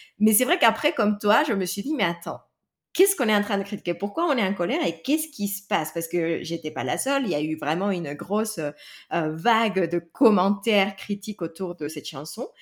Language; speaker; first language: French; non-native, fluent; Spanish